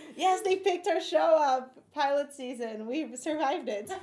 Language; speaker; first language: English; non-native, fluent; Portuguese